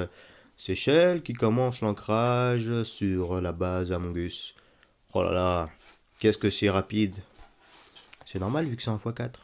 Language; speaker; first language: French; native; French